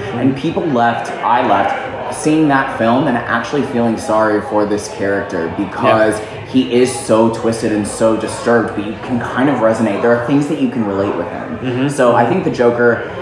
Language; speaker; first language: English; native; English